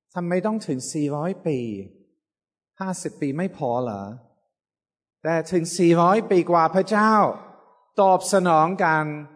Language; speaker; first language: Thai; non-native, fluent; English